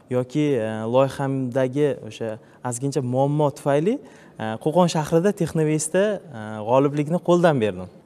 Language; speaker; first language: Uzbek; native; Uzbek